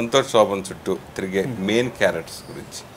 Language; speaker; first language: Telugu; native; Telugu